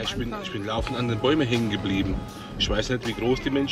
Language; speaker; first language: German; native; German